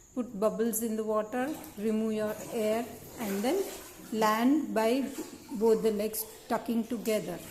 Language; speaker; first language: English; non-native, local second language; Kannada